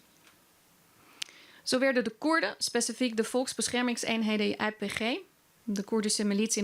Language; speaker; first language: Dutch; early bilingual, other home language; Kurdish